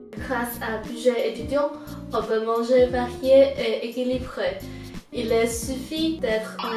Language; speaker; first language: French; non-native, fluent; Chinese